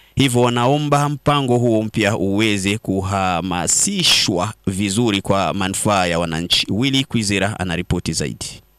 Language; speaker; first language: Swahili; non-native, local second language; Rundi